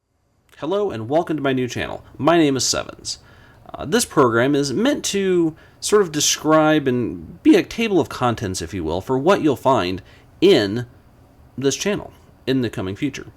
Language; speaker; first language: English; native; English